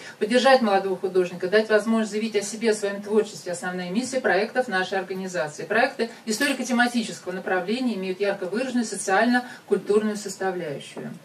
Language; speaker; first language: Russian; native; Russian